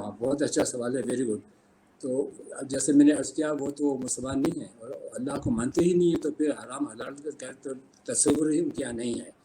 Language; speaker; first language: Urdu; native; Urdu